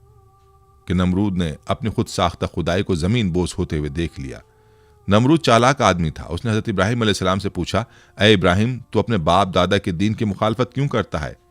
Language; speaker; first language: Urdu; native; Urdu